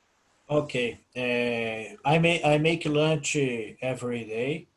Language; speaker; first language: English; non-native, learner; Portuguese